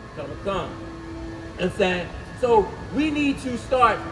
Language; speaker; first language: English; native; English